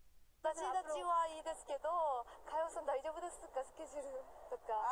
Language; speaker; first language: Japanese; non-native, learner; Korean